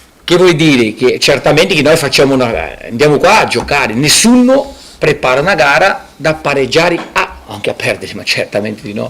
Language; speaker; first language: Italian; non-native, fluent; Portuguese